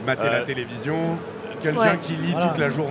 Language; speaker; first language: French; native; French